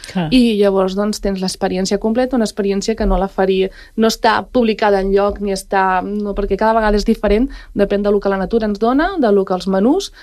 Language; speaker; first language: Catalan; native; Catalan